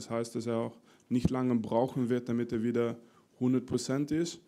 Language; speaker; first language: German; non-native, fluent; French